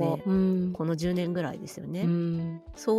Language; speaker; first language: Japanese; native; Japanese